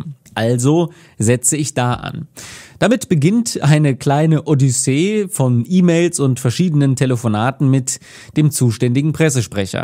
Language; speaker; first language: German; native; German